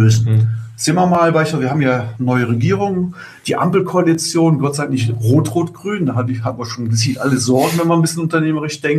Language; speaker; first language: German; native; German